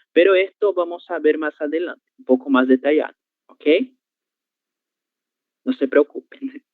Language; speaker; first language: Spanish; non-native, learner; Portuguese